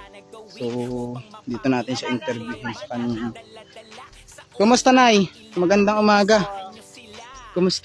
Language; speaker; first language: Filipino; non-native, local second language; Cebuano